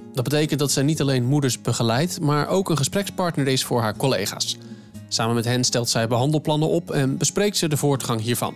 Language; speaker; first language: Dutch; native; Dutch